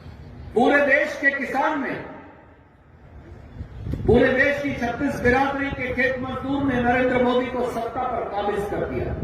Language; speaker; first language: Hindi; native; Hindi